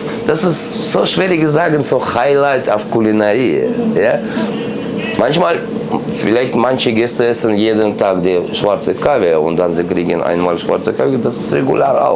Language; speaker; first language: German; non-native, learner; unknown